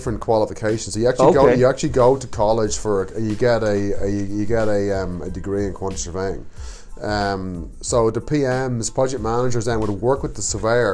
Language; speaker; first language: English; native; English